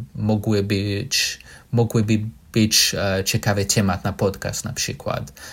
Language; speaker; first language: Polish; non-native, learner; English